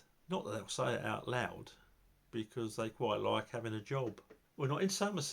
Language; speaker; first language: English; native; English